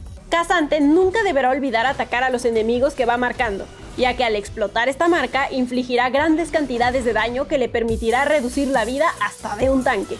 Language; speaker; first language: Spanish; native; Spanish